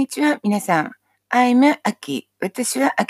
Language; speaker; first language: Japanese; non-native, learner; English